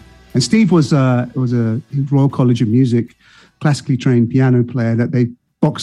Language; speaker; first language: English; native; English